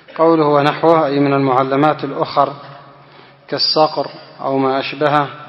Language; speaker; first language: Arabic; non-native, fluent; Indonesian